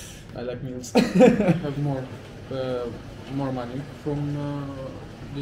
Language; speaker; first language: English; non-native, learner; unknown